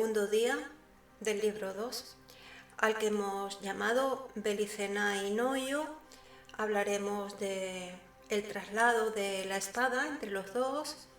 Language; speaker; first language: Spanish; native; Spanish